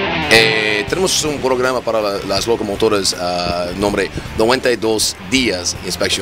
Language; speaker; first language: Spanish; non-native, learner; English